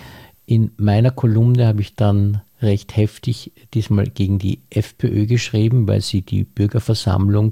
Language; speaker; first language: German; native; German